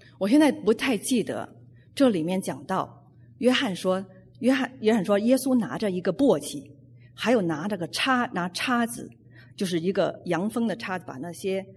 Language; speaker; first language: Chinese; native; Chinese